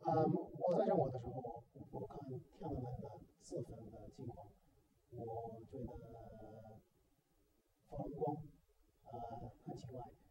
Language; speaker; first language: Chinese; non-native, learner; English